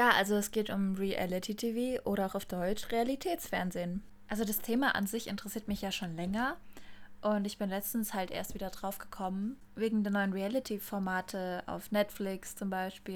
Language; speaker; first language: German; native; German